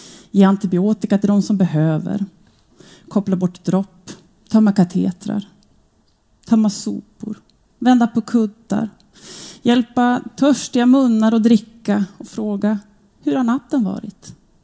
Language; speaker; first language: Swedish; native; Swedish